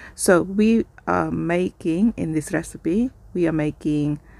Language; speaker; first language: English; non-native, fluent; Indonesian